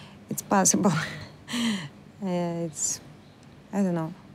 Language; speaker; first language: English; non-native, learner; Russian